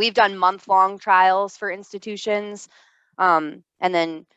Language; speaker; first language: English; native; English